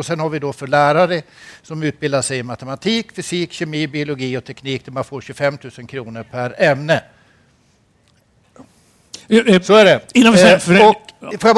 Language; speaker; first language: Swedish; native; Swedish